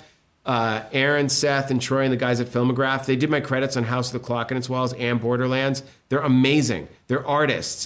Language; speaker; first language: English; native; English